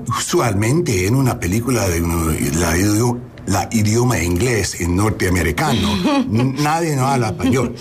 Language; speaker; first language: Spanish; non-native, learner; English